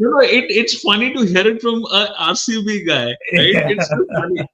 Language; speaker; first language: English; non-native, local second language; Hindi